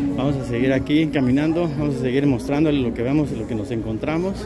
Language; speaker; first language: Spanish; native; Spanish